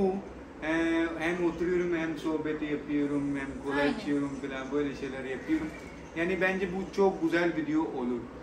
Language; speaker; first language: Turkish; non-native, learner; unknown